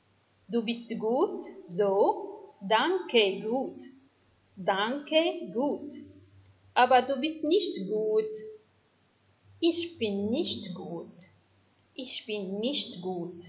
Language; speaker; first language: German; non-native, fluent; Arabic